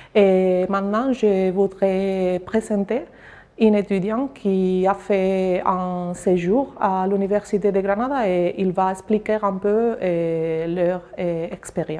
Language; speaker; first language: French; non-native, learner; Spanish